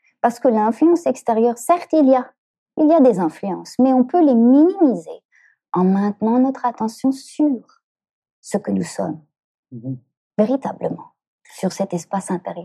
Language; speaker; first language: French; native; French